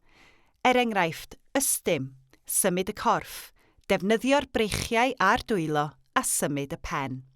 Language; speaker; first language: Welsh; native; Welsh